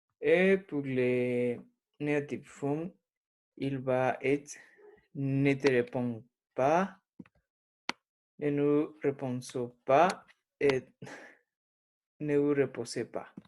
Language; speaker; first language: French; non-native, learner; Spanish